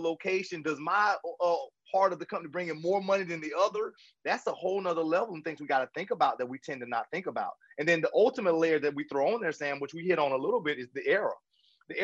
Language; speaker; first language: English; native; English